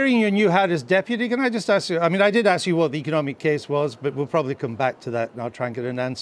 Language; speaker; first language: English; native; English